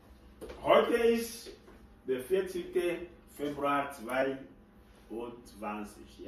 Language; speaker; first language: German; non-native, learner; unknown